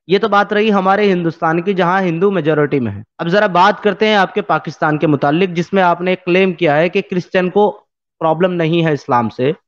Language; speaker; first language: Urdu; native; Urdu